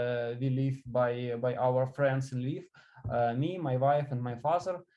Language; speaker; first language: English; non-native, learner; Ukrainian